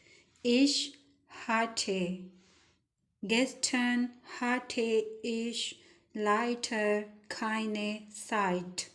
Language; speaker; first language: German; non-native, fluent; Urdu